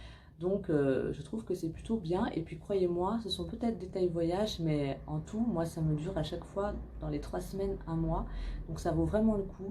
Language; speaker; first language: French; native; French